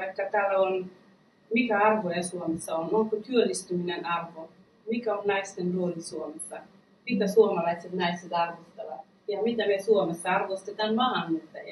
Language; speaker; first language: Finnish; non-native, fluent; Persian